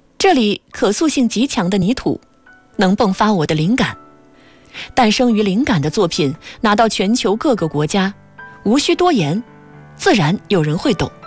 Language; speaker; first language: Chinese; native; Chinese